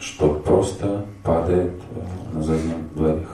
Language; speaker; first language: Russian; native; Russian